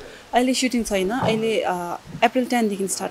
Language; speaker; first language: Nepali; non-native, fluent; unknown